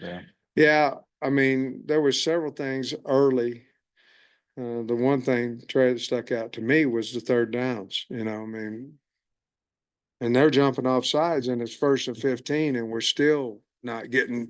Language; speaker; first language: English; native; English